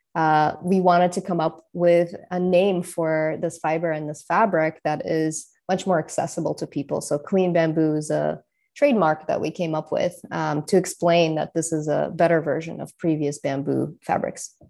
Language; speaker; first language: English; non-native, fluent; Russian